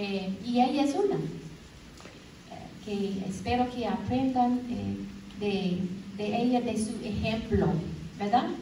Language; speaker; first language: Spanish; non-native, fluent; English